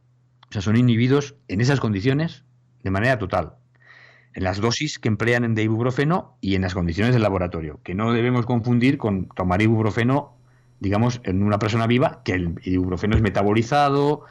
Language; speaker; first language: Spanish; native; Spanish